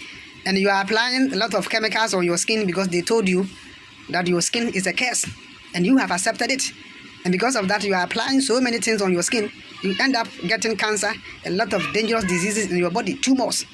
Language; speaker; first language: English; non-native, local second language; Akan